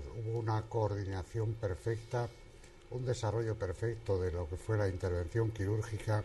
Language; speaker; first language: Spanish; native; Spanish